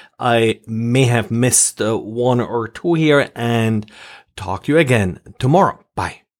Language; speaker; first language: English; non-native, fluent; German